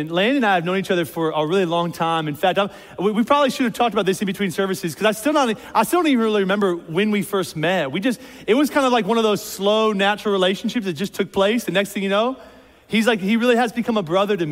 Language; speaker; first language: English; native; English